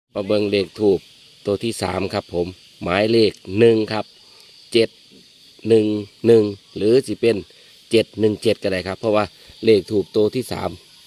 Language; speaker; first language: Thai; native; Thai